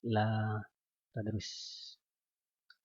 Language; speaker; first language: Arabic; non-native, learner; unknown